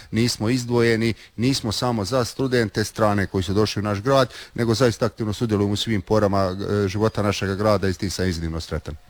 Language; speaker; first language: Croatian; native; Croatian